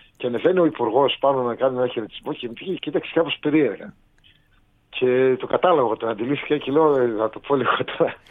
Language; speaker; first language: Greek; native; Greek